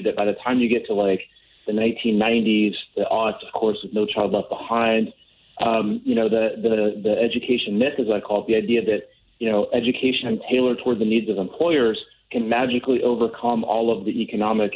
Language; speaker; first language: English; native; English